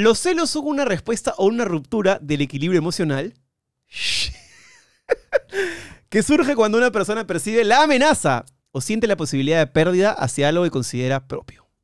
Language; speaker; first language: Spanish; native; Spanish